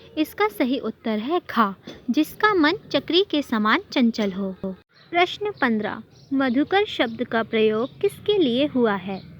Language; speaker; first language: Hindi; native; Hindi